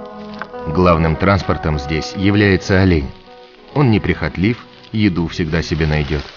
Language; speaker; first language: Russian; native; Russian